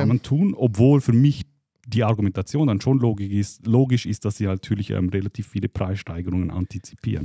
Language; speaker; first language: German; native; German